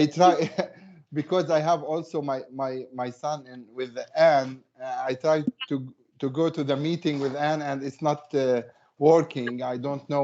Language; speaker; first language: English; non-native, learner; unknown